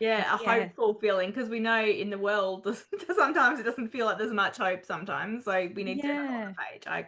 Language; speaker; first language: English; native; English